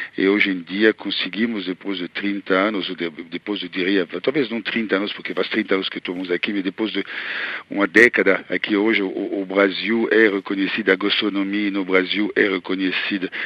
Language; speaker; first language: Portuguese; non-native, fluent; French